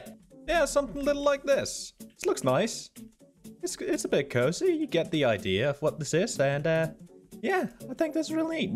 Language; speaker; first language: English; native; English